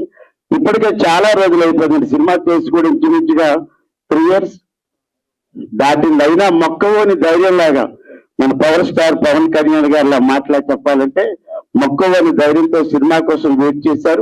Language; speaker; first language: Telugu; native; Telugu